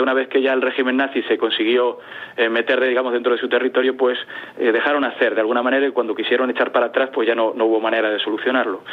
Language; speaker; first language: Spanish; native; Spanish